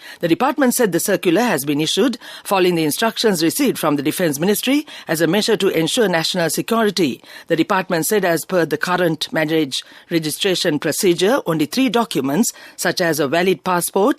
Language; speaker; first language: English; non-native, local second language; Sinhala